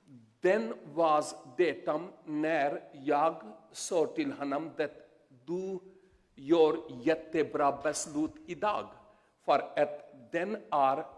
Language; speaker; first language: Swedish; non-native, learner; Urdu